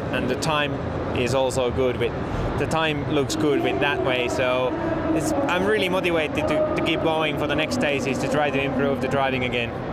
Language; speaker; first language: English; non-native, fluent; Finnish